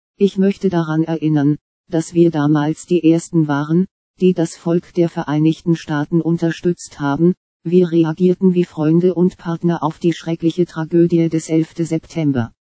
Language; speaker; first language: German; native; German